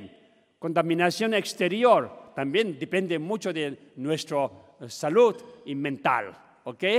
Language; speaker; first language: Spanish; non-native, learner; Tibetan